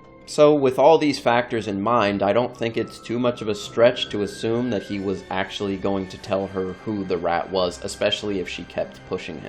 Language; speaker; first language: English; native; English